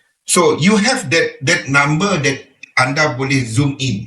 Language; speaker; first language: English; non-native, local second language; Malay